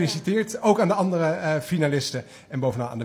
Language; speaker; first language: Dutch; native; Dutch